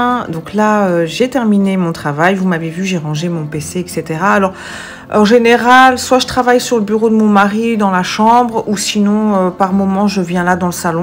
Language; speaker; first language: French; native; French